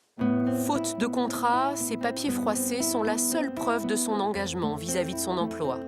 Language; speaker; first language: French; native; French